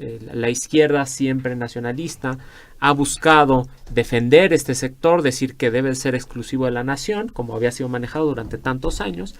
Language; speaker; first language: Spanish; native; Spanish